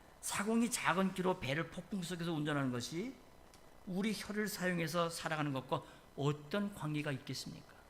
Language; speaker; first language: Korean; native; Korean